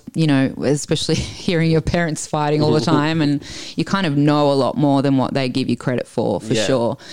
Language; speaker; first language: English; early bilingual, other home language; Italian